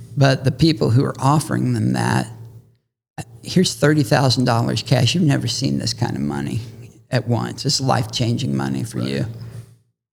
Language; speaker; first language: English; native; English